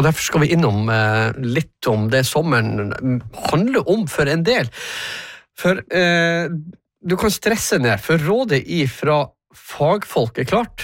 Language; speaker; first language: Norwegian; native; Norwegian